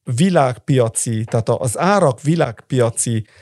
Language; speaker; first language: Hungarian; early bilingual, heritage; Italian